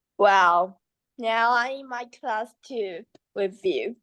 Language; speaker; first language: English; non-native, learner; Chinese